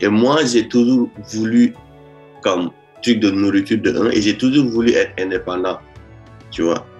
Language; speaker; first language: French; non-native, local second language; Wolof